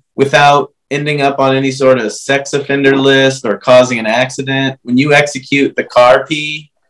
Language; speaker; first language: English; native; English